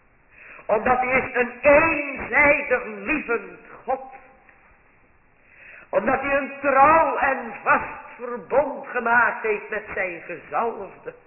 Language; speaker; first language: Dutch; native; Dutch